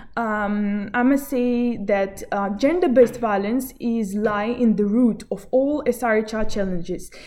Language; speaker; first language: English; non-native, fluent; Belarusian